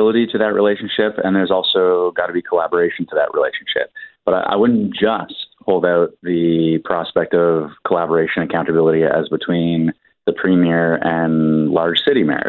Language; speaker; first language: English; native; English